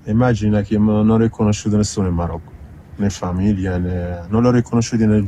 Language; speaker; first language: Italian; early bilingual, other home language; Arabic